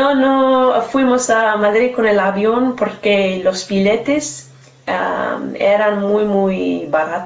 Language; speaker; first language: Spanish; non-native, learner; English